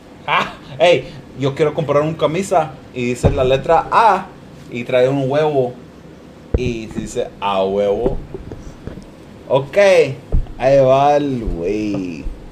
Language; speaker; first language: Spanish; early bilingual, other home language; English